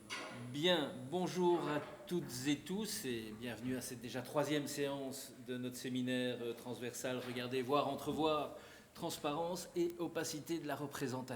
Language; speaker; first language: French; native; French